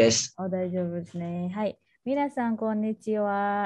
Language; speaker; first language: Japanese; non-native, fluent; Indonesian